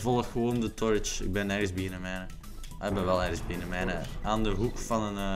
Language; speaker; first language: Dutch; native; Dutch